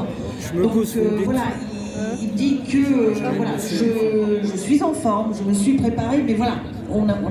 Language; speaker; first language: French; native; French